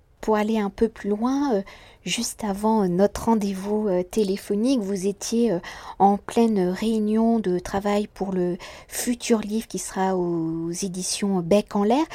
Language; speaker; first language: French; native; French